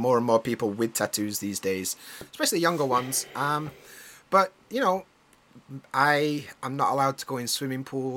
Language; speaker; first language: English; native; English